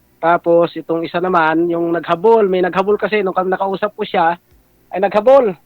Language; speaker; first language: Filipino; non-native, local second language; Cebuano